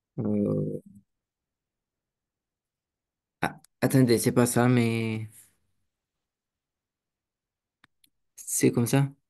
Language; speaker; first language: French; non-native, learner; Romanian